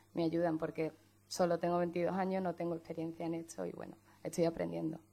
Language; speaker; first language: Spanish; native; Spanish